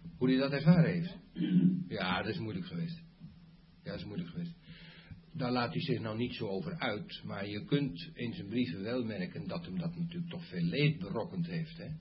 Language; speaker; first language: Dutch; native; Dutch